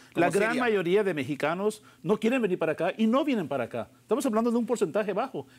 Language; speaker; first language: Spanish; early bilingual, heritage; Spanish